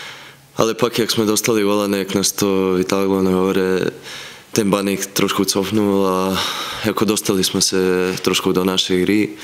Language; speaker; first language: Czech; non-native, fluent; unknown